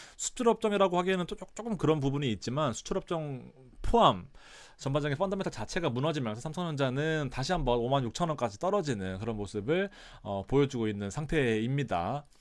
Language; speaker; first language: Korean; native; Korean